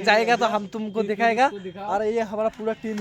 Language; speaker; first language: Hindi; non-native, local second language; Bangla